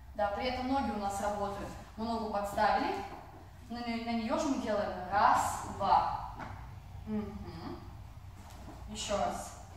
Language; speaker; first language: Russian; non-native, fluent; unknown